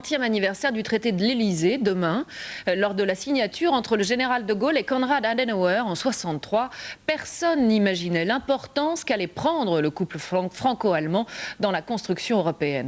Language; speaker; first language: French; native; French